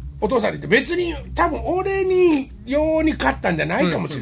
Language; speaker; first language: Japanese; native; Japanese